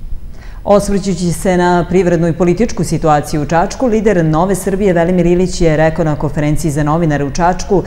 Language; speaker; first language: Serbian; native; Serbian